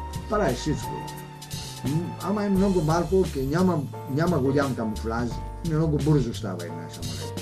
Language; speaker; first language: Bulgarian; non-native, learner; Greek